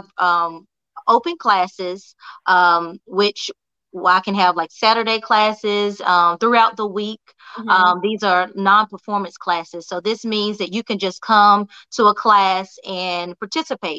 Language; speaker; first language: English; native; English